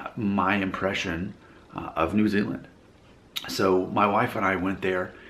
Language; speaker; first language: English; native; English